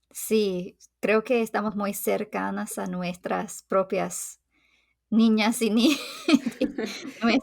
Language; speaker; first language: Spanish; non-native, fluent; English